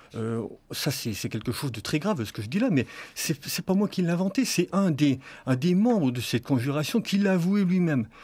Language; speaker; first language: French; native; French